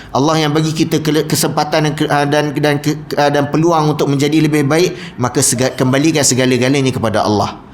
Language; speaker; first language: Malay; native; Malay